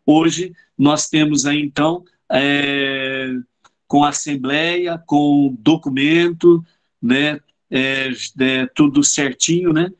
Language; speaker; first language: Portuguese; native; Portuguese